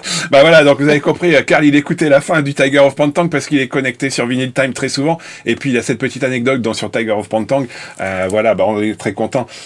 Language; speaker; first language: French; native; French